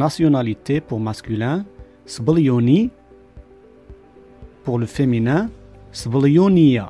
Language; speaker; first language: French; non-native, local second language; Arabic